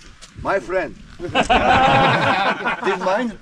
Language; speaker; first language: English; non-native, learner; Slovak